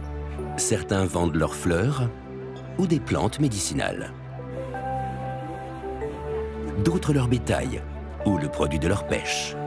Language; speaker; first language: French; native; French